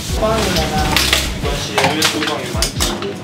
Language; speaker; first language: Chinese; native; Chinese